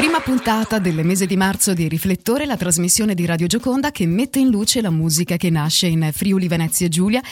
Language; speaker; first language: Italian; native; Italian